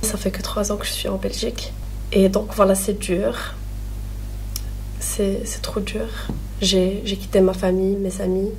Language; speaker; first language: French; non-native, local second language; Arabic